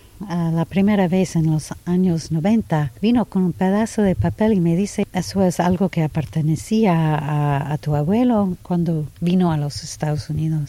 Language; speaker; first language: Spanish; non-native, fluent; English